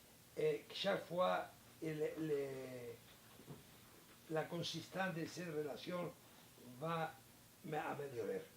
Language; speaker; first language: French; non-native, learner; Spanish